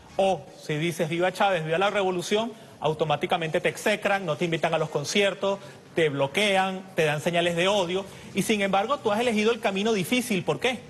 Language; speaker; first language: Spanish; native; Spanish